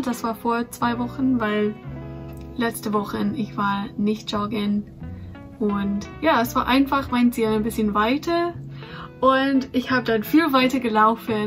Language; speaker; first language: German; non-native, fluent; English